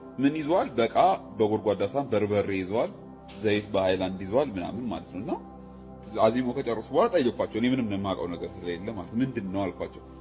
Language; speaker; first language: Amharic; native; Amharic